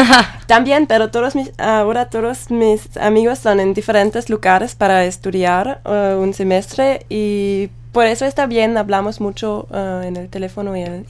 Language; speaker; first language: Spanish; non-native, learner; German